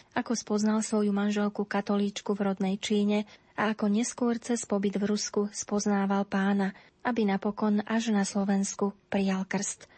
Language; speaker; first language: Slovak; native; Slovak